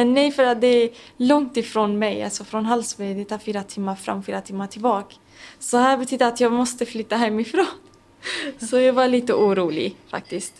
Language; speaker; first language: Swedish; non-native, local second language; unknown